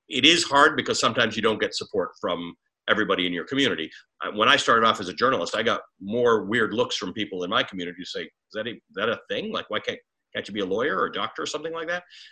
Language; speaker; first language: English; native; English